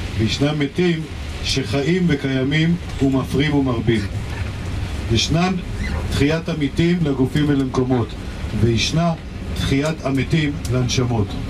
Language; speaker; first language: Hebrew; native; Hebrew